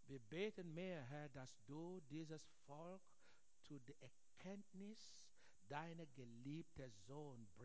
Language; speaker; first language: German; non-native, learner; English